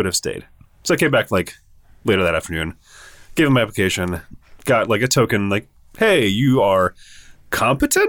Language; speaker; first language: English; native; English